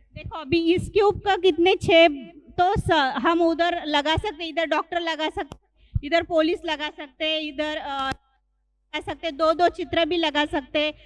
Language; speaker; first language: Hindi; non-native, local second language; Marathi